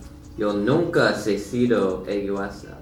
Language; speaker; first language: Spanish; non-native, learner; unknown